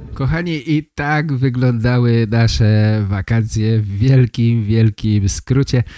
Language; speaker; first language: Polish; native; Polish